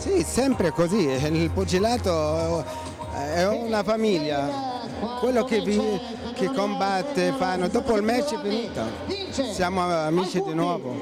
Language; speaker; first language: Italian; non-native, fluent; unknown